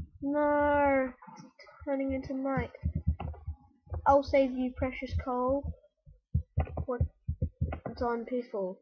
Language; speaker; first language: English; native; English